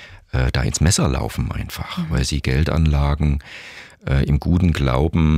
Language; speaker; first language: German; native; German